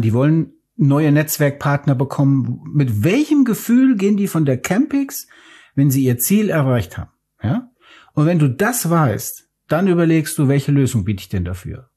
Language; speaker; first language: German; native; German